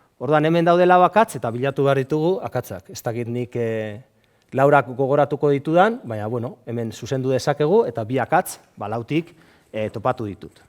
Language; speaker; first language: Basque; native; Basque